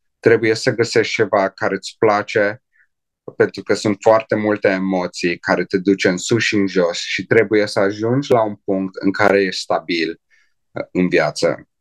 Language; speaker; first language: Romanian; early bilingual, heritage; Romanian